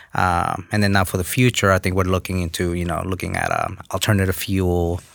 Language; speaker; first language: English; early bilingual, other home language; Spanish